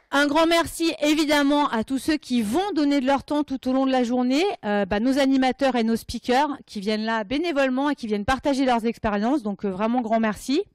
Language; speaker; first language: French; native; French